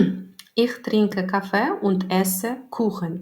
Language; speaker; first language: German; non-native, learner; Turkmen